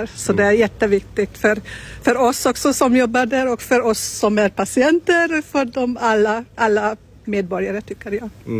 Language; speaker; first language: Swedish; non-native, learner; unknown